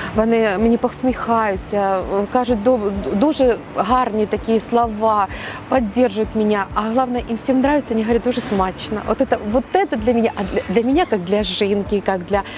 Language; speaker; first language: Ukrainian; non-native, local second language; Russian